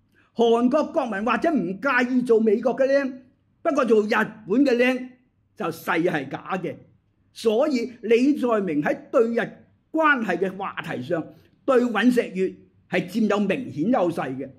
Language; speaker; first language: Chinese; native; Chinese